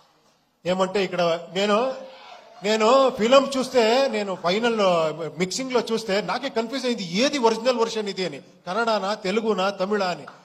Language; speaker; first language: Telugu; non-native, local second language; Kannada